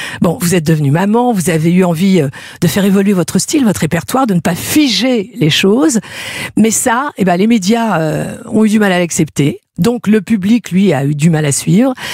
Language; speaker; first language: French; native; French